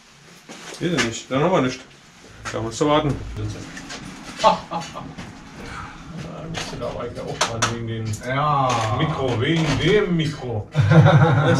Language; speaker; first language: German; native; German